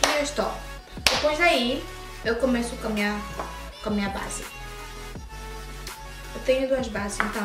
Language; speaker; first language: Portuguese; early bilingual, heritage; English